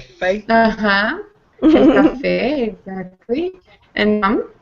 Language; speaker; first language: Spanish; non-native, fluent; English